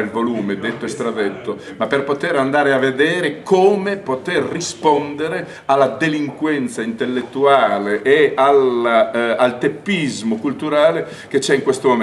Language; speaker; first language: Italian; native; Italian